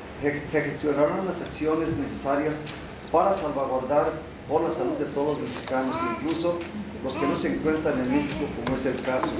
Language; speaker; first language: Spanish; native; Spanish